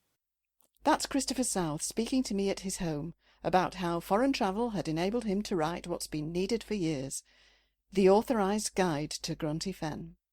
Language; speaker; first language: English; native; English